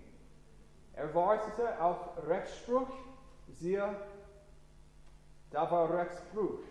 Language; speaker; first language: German; non-native, fluent; English